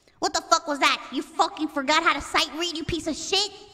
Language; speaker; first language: English; early bilingual, other home language; Spanish